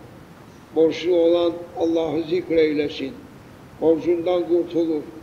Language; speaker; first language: Turkish; native; Turkish